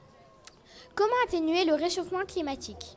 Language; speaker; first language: French; native; French